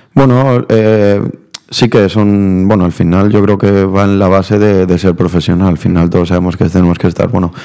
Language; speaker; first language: Spanish; native; Spanish